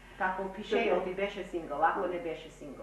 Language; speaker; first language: Macedonian; early bilingual, heritage; Macedonian